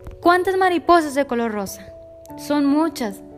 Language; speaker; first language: Spanish; native; Spanish